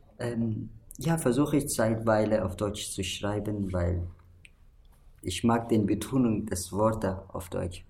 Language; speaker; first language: German; non-native, fluent; Arabic